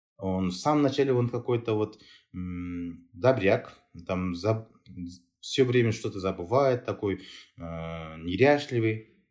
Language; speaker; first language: Russian; non-native, local second language; Kazakh